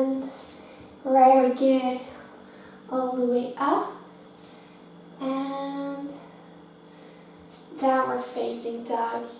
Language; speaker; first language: English; non-native, fluent; Norwegian